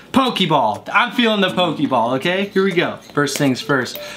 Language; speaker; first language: English; native; English